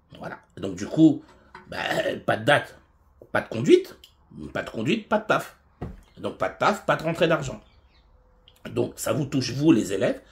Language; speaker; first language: French; native; French